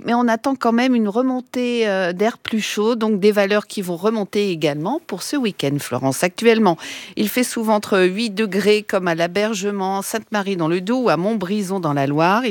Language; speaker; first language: French; native; French